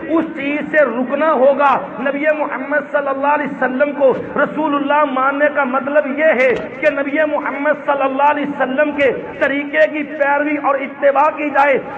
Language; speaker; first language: Urdu; non-native, local second language; Punjabi